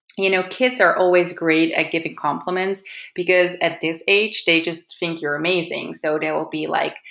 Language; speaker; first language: English; non-native, fluent; Dutch